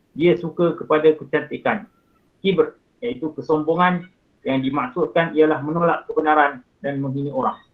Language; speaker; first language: Malay; native; Malay